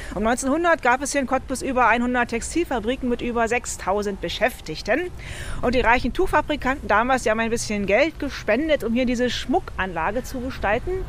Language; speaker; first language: German; native; German